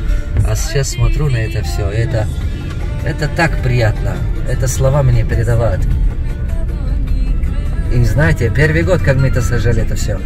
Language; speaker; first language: Russian; non-native, local second language; Tajik